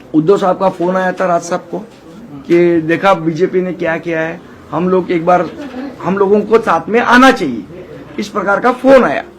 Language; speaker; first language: Hindi; non-native, local second language; Marathi